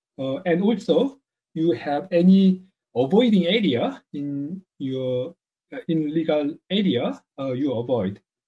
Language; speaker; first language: English; non-native, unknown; Korean